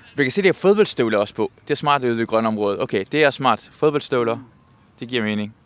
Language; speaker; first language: Danish; non-native, fluent; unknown